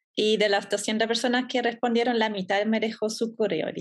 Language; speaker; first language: Spanish; non-native, fluent; German